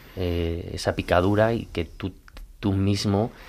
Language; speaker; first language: Spanish; native; Spanish